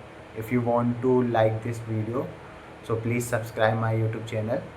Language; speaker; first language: English; non-native, learner; Hindi